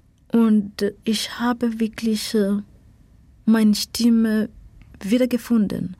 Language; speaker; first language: German; non-native, learner; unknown